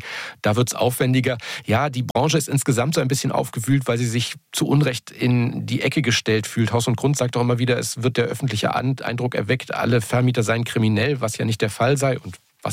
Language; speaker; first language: German; native; German